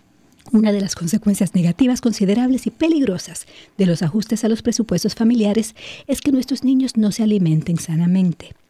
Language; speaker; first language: Spanish; native; Spanish